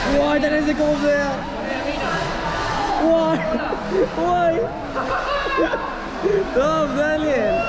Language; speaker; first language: Hebrew; native; Hebrew